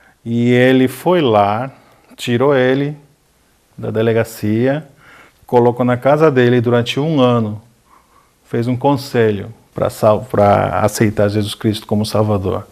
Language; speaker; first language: Portuguese; non-native, fluent; Korean